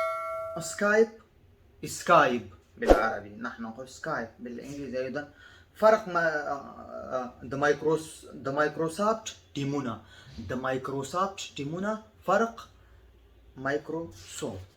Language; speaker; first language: Arabic; non-native, fluent; Pashto